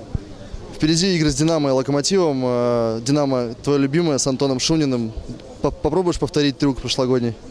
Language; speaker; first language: Russian; native; Russian